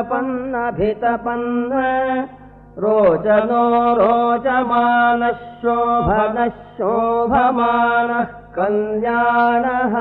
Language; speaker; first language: Kannada; native; Kannada